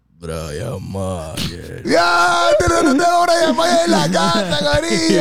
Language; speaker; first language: Spanish; native; Spanish